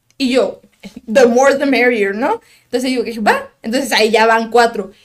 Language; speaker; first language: Spanish; native; Spanish